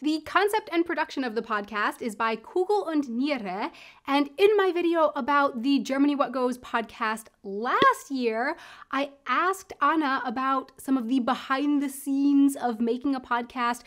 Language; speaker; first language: English; native; English